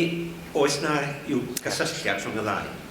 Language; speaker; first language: Welsh; native; Welsh